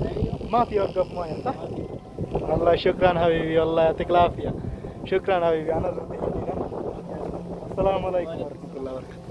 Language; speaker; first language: Arabic; non-native, learner; Bangla